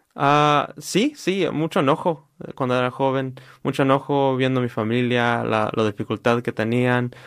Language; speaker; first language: Spanish; early bilingual, heritage; Spanish